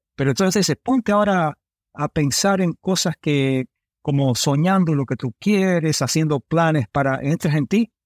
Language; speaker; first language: Spanish; early bilingual, heritage; Spanish